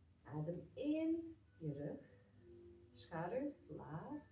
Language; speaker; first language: Dutch; non-native, fluent; Latvian